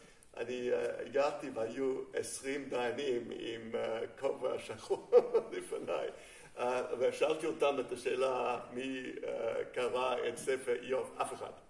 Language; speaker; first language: Hebrew; non-native, fluent; English